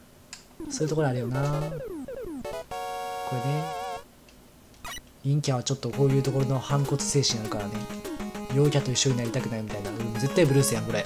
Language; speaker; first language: Japanese; native; Japanese